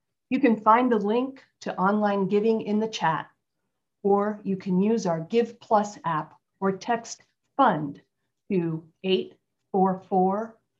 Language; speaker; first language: English; native; English